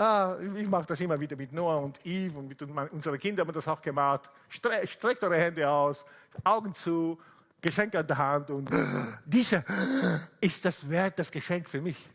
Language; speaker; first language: German; non-native, fluent; Italian